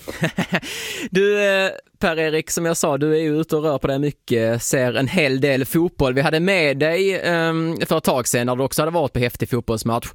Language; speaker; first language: Swedish; native; Swedish